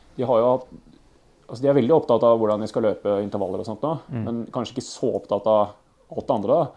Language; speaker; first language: Norwegian; native; Norwegian